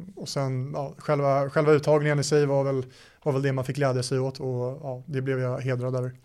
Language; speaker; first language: Swedish; native; Swedish